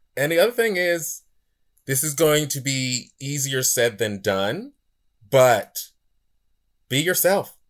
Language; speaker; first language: English; native; English